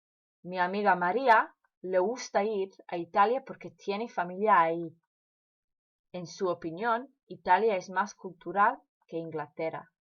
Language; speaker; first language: Spanish; non-native, fluent; English